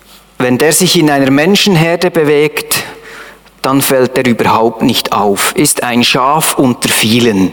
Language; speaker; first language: German; native; German